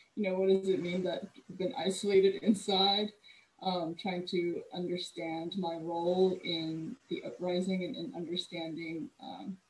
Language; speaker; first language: English; native; English